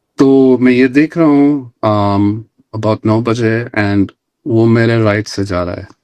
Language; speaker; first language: Hindi; non-native, local second language; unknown